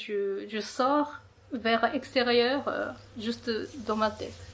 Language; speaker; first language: French; non-native, fluent; Japanese